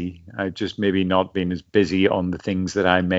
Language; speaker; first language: English; native; English